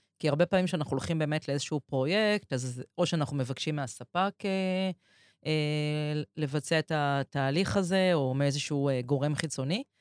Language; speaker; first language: Hebrew; native; Hebrew